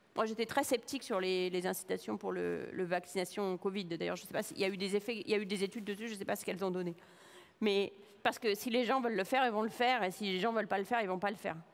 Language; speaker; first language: French; native; French